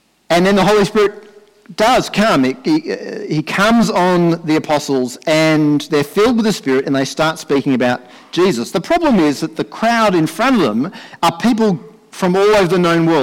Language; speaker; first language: English; native; English